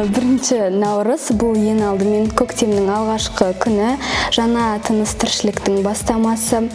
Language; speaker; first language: Kazakh; non-native, local second language; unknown